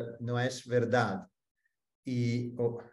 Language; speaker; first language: Spanish; non-native, fluent; Italian